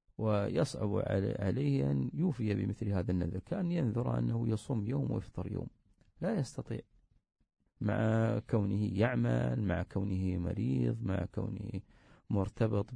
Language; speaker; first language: Arabic; native; Arabic